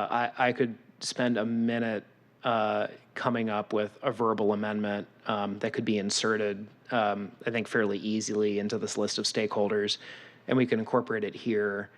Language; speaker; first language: English; native; English